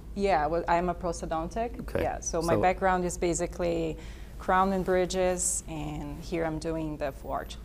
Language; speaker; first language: English; non-native, fluent; Portuguese